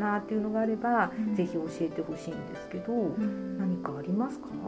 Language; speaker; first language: Japanese; native; Japanese